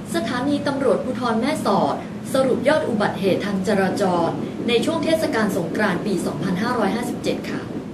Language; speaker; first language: Thai; native; Thai